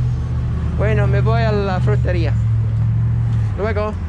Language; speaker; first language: Spanish; non-native, learner; English